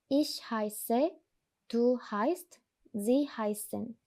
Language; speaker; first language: German; non-native, fluent; Korean